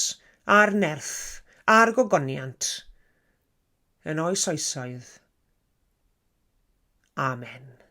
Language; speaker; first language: Welsh; native; Welsh